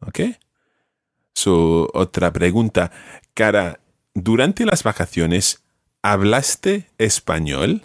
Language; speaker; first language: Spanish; non-native, fluent; English